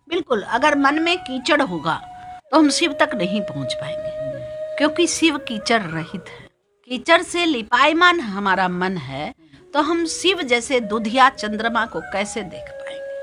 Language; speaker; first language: Hindi; native; Hindi